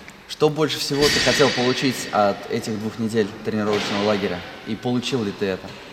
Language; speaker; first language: Russian; native; Russian